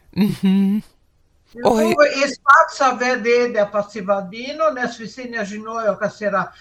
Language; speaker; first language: Lithuanian; early bilingual, heritage; Lithuanian